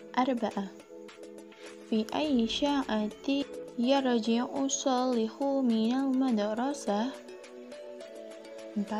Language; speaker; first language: Arabic; non-native, fluent; Indonesian